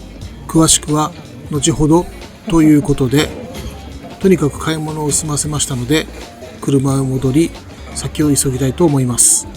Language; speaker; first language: Japanese; native; Japanese